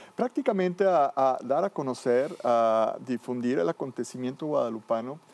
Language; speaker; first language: Spanish; native; Spanish